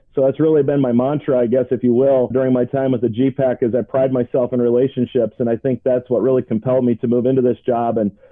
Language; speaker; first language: English; native; English